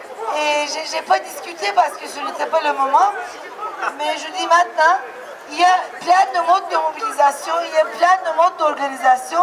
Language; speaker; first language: French; non-native, fluent; Turkish